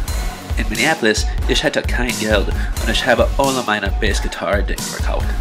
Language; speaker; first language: German; non-native, learner; English